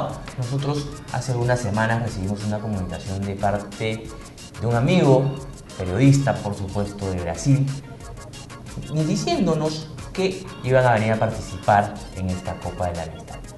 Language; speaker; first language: Spanish; native; Spanish